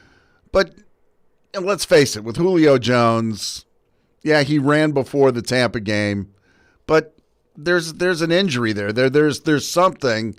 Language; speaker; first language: English; native; English